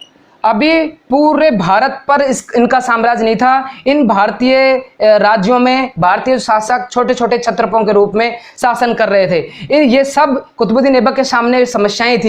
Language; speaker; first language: Hindi; native; Hindi